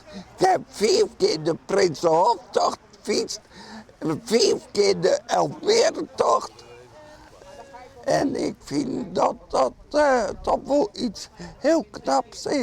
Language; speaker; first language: Dutch; non-native, local second language; Western Frisian